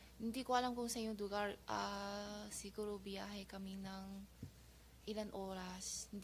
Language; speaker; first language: Filipino; non-native, learner; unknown